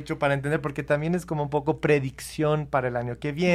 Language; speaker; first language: Spanish; early bilingual, heritage; Spanish